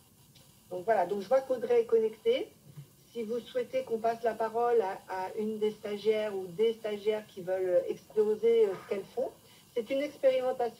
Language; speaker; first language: French; native; French